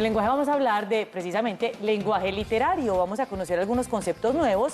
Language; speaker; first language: Spanish; native; Spanish